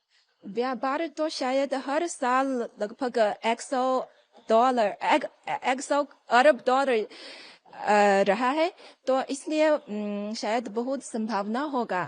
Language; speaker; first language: Hindi; non-native, fluent; Chinese